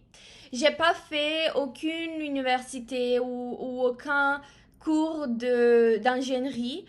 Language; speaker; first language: French; non-native, fluent; Portuguese